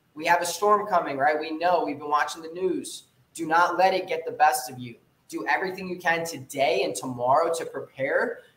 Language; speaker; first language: English; native; English